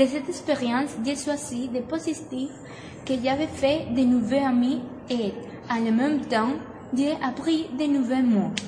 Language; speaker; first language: French; non-native, learner; Catalan